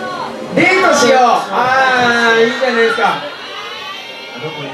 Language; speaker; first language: Japanese; native; Japanese